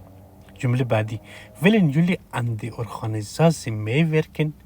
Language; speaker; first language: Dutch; non-native, fluent; Persian